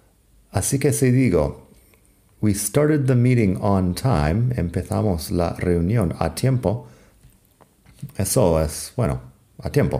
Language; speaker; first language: Spanish; non-native, fluent; English